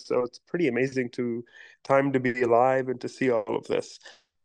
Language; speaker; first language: English; non-native, local second language; Pashto